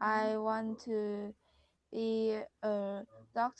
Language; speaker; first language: English; non-native, learner; Vietnamese